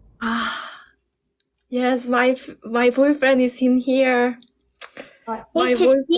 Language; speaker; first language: English; non-native, learner; Thai